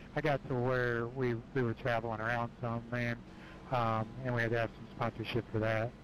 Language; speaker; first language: English; native; English